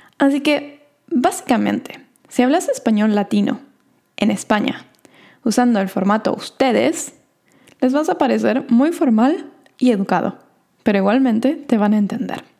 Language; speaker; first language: Spanish; native; Spanish